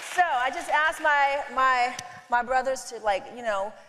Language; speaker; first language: English; native; English